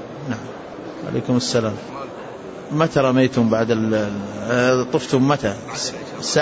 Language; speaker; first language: Arabic; native; Arabic